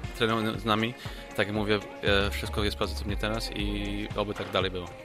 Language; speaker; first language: Polish; early bilingual, heritage; Polish